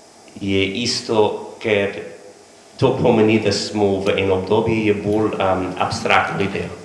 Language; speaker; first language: Slovenian; non-native, learner; English